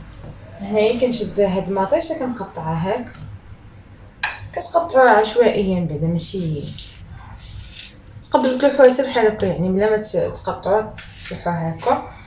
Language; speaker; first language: Arabic; native; Arabic